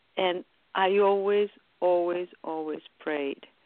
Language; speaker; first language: English; early bilingual, other home language; Romanian